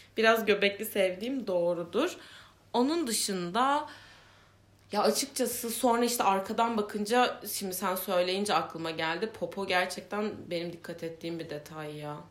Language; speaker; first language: Turkish; native; Turkish